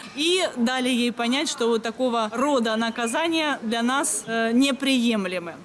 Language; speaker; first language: Russian; native; Russian